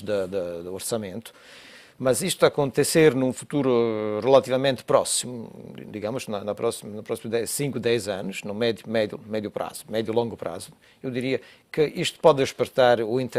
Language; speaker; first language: Portuguese; non-native, fluent; Italian